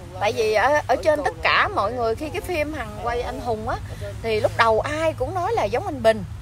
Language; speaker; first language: Vietnamese; native; Vietnamese